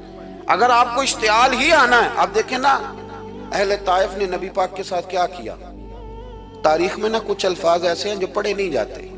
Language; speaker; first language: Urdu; non-native, local second language; Punjabi